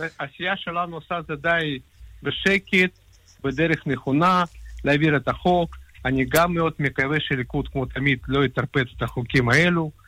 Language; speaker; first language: Hebrew; non-native, fluent; Russian